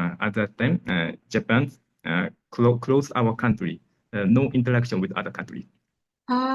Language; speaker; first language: English; non-native, learner; Japanese